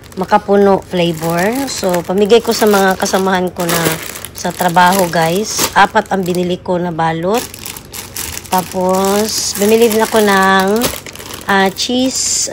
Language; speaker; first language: Filipino; native; Filipino